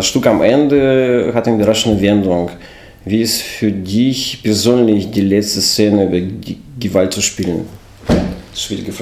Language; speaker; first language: German; non-native, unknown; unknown